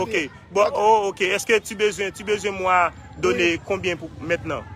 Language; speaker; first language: French; non-native, learner; Haitian Creole